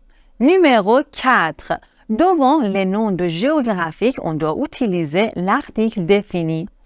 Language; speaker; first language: French; non-native, fluent; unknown